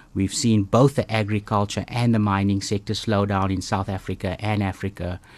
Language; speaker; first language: English; native; English